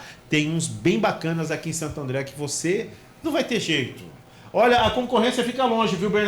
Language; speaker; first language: Portuguese; native; Portuguese